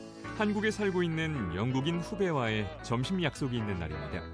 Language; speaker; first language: Korean; native; Korean